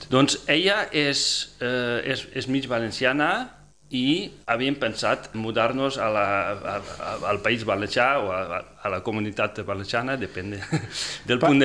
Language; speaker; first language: Catalan; non-native, fluent; Dutch